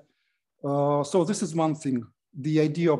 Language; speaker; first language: English; non-native, fluent; Russian